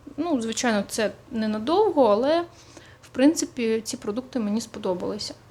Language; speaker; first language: Ukrainian; non-native, local second language; Russian